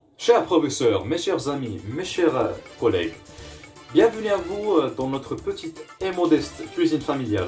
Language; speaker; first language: French; non-native, learner; Arabic